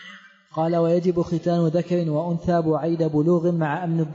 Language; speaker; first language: Arabic; native; Arabic